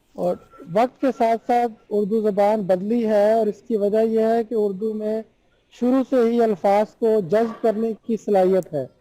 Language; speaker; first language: Urdu; native; Urdu